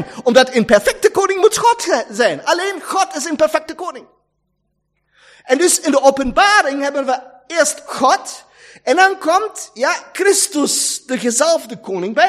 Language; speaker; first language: Dutch; non-native, learner; German